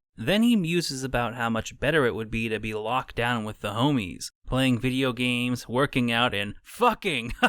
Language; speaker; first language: English; native; English